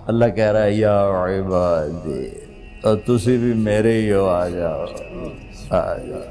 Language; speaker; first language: Urdu; non-native, local second language; Punjabi